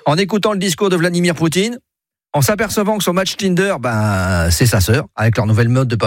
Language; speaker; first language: French; native; French